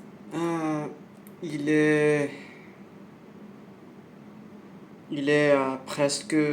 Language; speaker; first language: French; non-native, learner; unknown